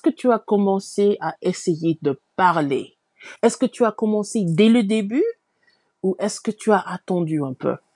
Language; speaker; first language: French; non-native, fluent; English